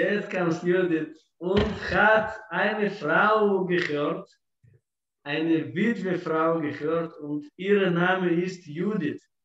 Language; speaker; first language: German; non-native, fluent; Russian